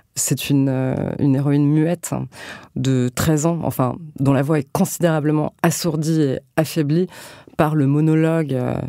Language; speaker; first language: French; native; French